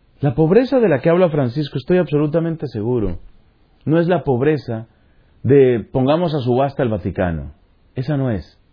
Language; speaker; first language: Spanish; native; Spanish